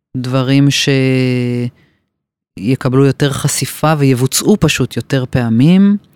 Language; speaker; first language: Hebrew; native; Hebrew